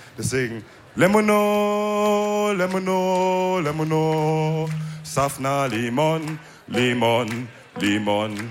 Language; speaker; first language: German; early bilingual, other home language; Wolof